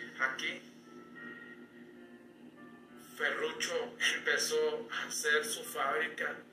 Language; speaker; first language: Spanish; native; Spanish